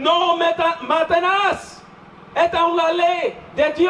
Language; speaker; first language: Spanish; non-native, learner; English